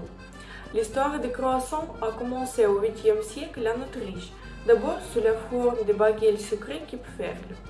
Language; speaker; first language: French; non-native, learner; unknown